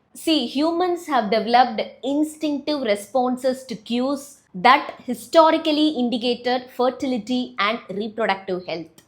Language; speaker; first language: English; non-native, local second language; Tamil